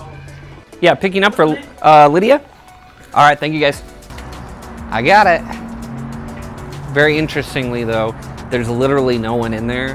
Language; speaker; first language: English; native; English